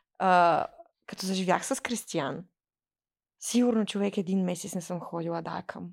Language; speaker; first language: Bulgarian; early bilingual, heritage; Bulgarian